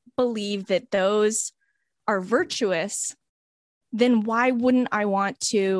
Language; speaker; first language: English; native; English